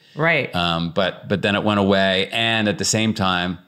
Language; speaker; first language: English; native; English